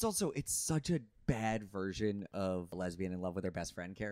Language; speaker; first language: English; native; English